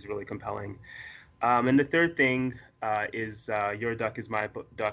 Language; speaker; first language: English; native; English